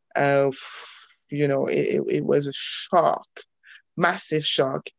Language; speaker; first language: English; non-native, fluent; French